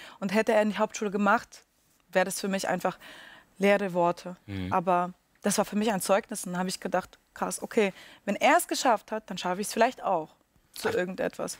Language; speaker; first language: German; early bilingual, other home language; Russian